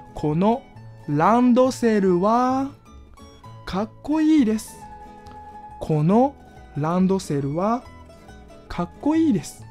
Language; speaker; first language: Japanese; non-native, fluent; Chinese